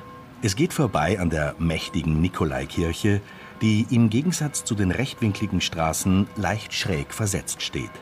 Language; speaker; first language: German; native; German